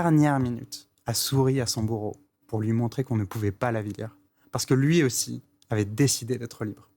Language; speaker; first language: French; native; French